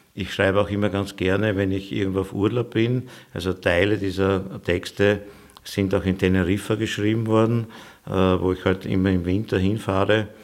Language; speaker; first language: German; native; German